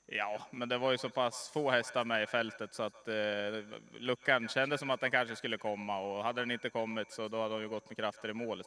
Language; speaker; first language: Swedish; native; Swedish